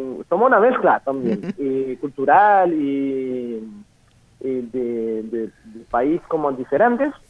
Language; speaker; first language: Spanish; non-native, fluent; French